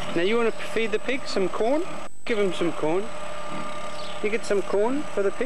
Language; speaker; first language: English; native; English